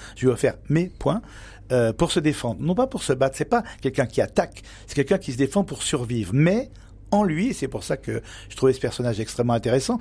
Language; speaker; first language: French; native; French